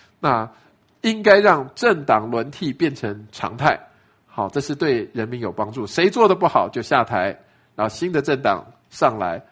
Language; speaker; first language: Chinese; native; Chinese